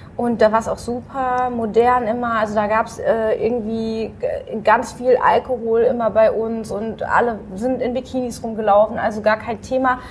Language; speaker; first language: German; native; German